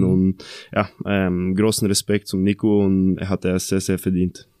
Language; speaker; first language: German; non-native, fluent; Norwegian